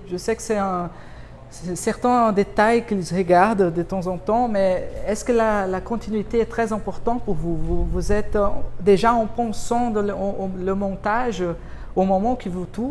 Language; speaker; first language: French; non-native, fluent; Portuguese